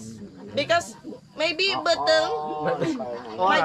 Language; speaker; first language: English; non-native, learner; Sundanese